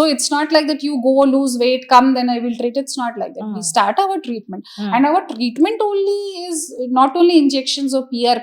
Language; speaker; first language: English; non-native, local second language; Hindi